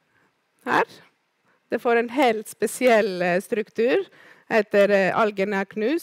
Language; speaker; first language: Norwegian; non-native, fluent; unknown